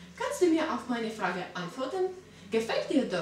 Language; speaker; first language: German; non-native, learner; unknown